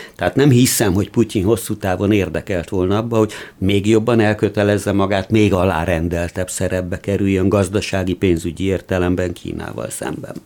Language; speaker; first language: Hungarian; native; Hungarian